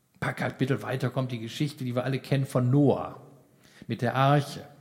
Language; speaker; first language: German; native; German